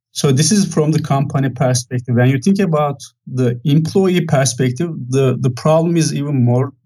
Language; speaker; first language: English; non-native, fluent; Turkish